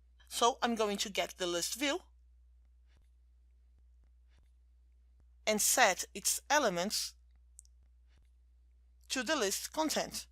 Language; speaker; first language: English; non-native, fluent; Portuguese